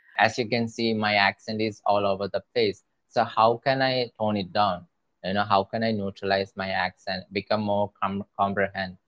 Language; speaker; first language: English; non-native, fluent; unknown